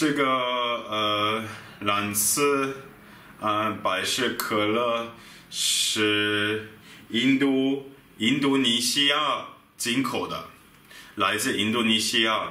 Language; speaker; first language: Chinese; non-native, fluent; German